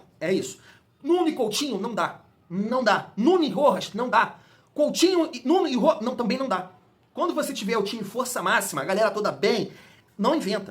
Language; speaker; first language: Portuguese; native; Portuguese